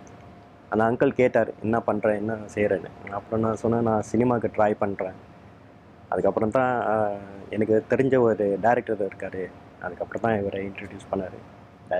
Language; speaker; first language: Tamil; early bilingual, heritage; Tamil